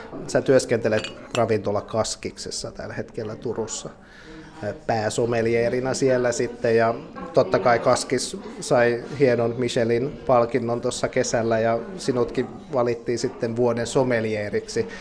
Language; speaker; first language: Finnish; native; Finnish